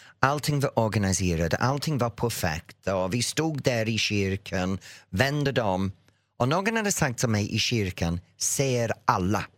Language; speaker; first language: Swedish; non-native, fluent; English